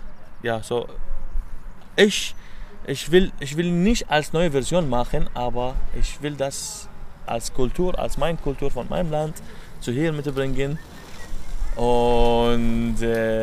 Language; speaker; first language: German; non-native, learner; Arabic